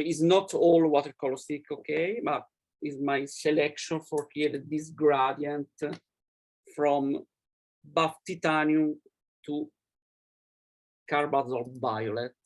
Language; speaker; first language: English; non-native, learner; Italian